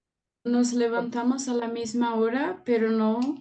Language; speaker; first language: Spanish; non-native, learner; Portuguese